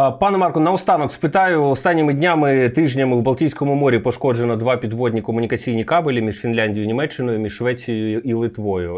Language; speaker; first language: Ukrainian; native; Ukrainian